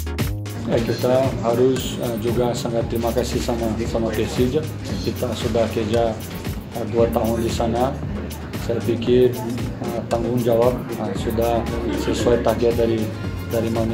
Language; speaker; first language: Indonesian; non-native, fluent; Portuguese